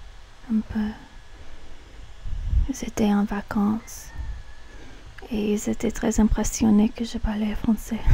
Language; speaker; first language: French; non-native, learner; English